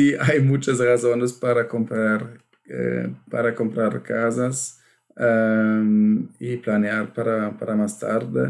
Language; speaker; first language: Spanish; non-native, fluent; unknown